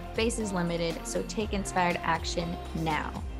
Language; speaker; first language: English; native; English